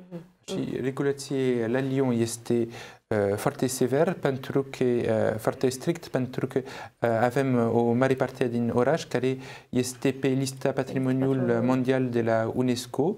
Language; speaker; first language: Romanian; non-native, fluent; French